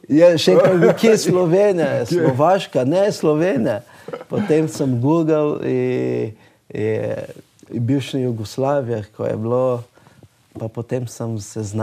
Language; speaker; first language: Slovenian; non-native, learner; Portuguese